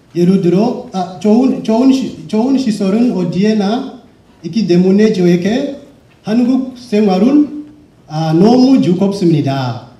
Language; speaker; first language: Korean; non-native, learner; Shona